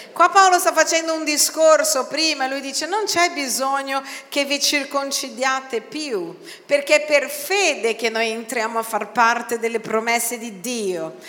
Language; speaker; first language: Italian; non-native, fluent; Portuguese